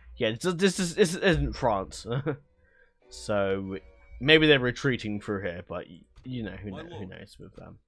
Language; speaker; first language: English; native; English